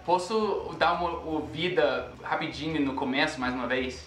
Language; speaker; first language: Portuguese; non-native, fluent; English